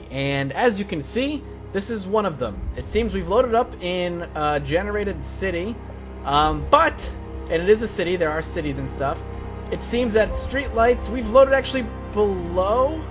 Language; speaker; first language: English; native; English